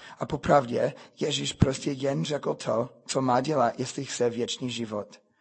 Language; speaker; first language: Czech; non-native, fluent; English